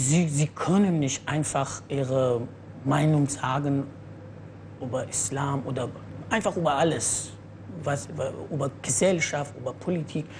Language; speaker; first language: German; non-native, learner; Persian